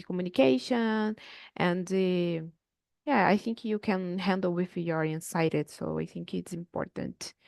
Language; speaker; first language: English; non-native, learner; Portuguese